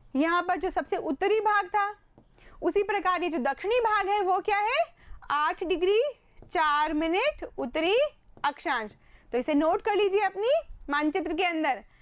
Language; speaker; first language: Hindi; native; Hindi